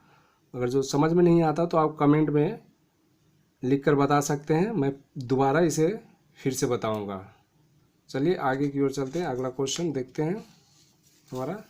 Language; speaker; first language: Hindi; native; Hindi